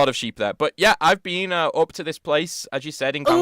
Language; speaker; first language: English; native; English